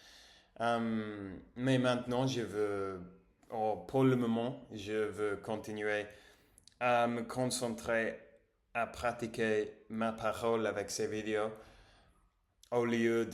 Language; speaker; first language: French; non-native, learner; English